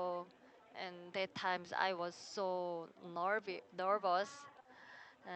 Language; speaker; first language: English; non-native, learner; Korean